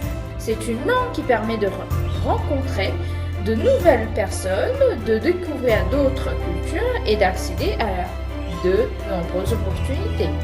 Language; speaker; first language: French; non-native, fluent; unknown